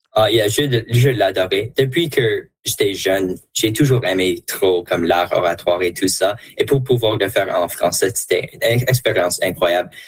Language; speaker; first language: French; non-native, local second language; English